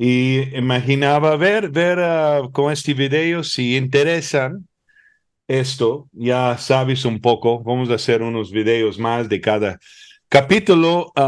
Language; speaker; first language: Spanish; early bilingual, heritage; Spanish